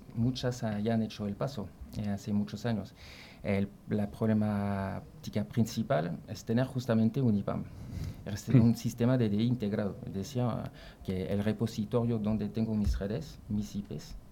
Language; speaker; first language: Spanish; non-native, fluent; French